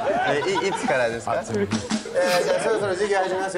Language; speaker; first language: Japanese; native; Japanese